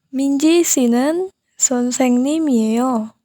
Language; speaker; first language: Korean; non-native, fluent; Indonesian